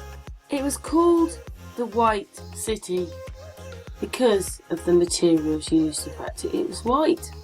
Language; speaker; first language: English; native; English